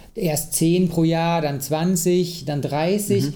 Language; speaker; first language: German; native; German